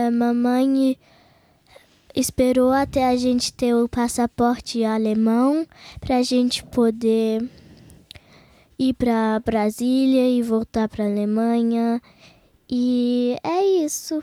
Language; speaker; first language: Portuguese; early bilingual, heritage; Portuguese